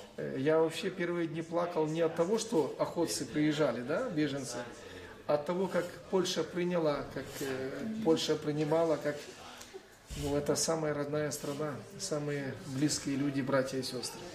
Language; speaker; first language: Russian; non-native, local second language; Ukrainian